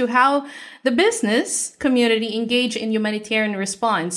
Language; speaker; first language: English; non-native, local second language; Filipino